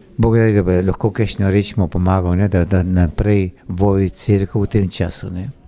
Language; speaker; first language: Slovenian; early bilingual, heritage; Slovenian